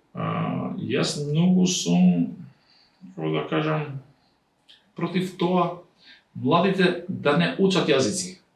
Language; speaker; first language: Macedonian; non-native, local second language; Albanian